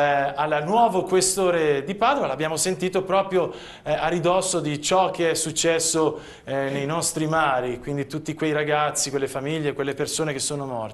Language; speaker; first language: Italian; native; Italian